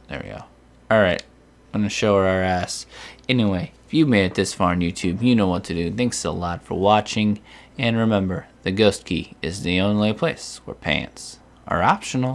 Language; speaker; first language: English; native; English